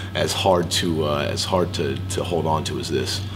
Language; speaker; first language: English; native; English